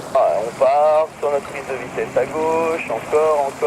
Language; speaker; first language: French; native; French